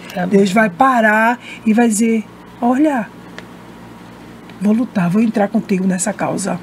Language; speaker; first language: Portuguese; native; Portuguese